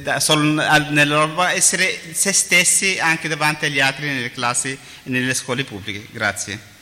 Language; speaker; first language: Italian; non-native, fluent; Arabic